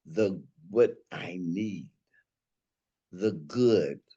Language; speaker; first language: English; native; English